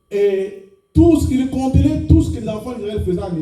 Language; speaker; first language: French; non-native, local second language; Lingala